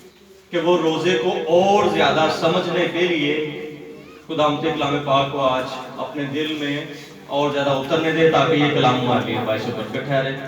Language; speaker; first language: Urdu; native; Urdu